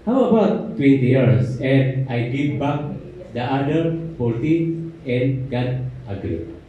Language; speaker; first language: English; non-native, local second language; Filipino